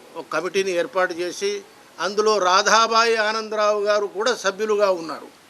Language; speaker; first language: Telugu; non-native, local second language; Lambadi